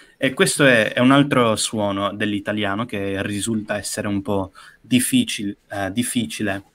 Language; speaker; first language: Italian; non-native, fluent; English